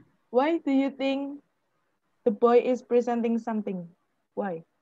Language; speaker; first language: English; non-native, fluent; Indonesian